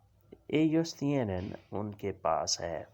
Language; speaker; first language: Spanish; non-native, learner; Urdu